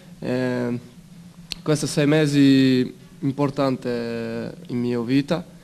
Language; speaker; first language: Italian; non-native, learner; Hungarian